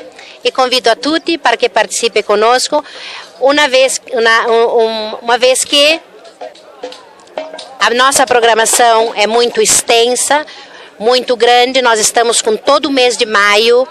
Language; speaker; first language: Italian; early bilingual, heritage; Italian